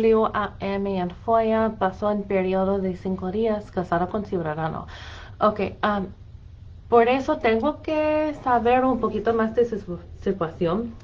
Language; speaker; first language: Spanish; non-native, fluent; English